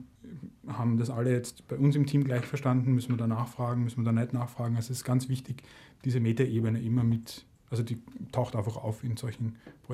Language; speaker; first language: German; native; German